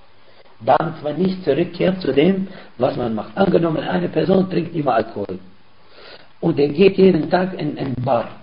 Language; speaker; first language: German; non-native, fluent; Arabic